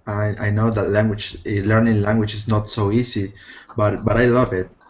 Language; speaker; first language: English; non-native, fluent; Spanish